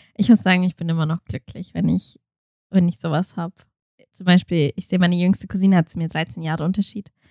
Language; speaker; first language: German; early bilingual, other home language; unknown